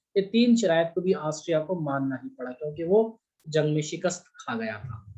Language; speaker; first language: Urdu; native; Urdu